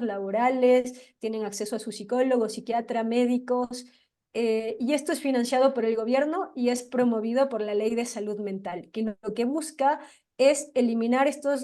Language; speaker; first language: Spanish; native; Spanish